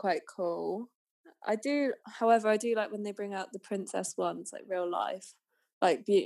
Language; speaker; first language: English; native; English